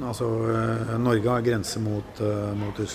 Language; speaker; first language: Norwegian; native; Norwegian